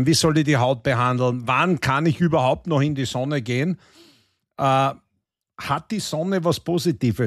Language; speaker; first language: German; native; German